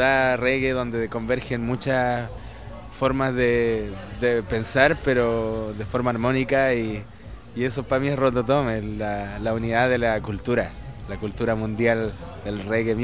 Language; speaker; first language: Spanish; native; Spanish